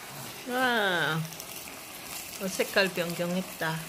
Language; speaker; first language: Korean; non-native, learner; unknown